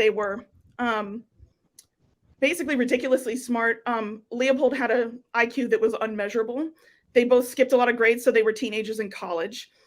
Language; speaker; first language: English; native; English